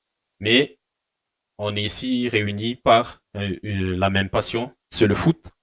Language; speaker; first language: French; non-native, local second language; Malagasy